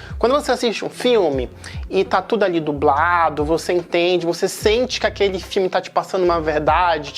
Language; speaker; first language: Portuguese; native; Portuguese